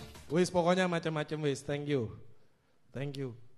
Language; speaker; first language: English; non-native, learner; Indonesian